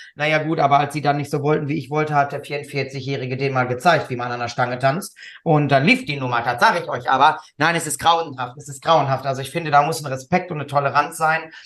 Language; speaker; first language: German; native; German